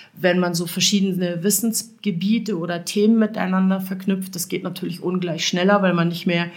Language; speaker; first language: German; native; German